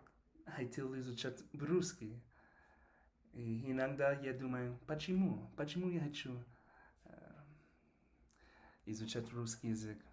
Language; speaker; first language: Russian; non-native, learner; English